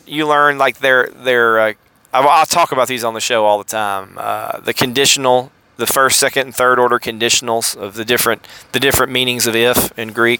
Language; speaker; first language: English; native; English